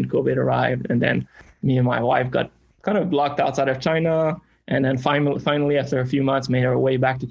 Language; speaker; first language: English; native; English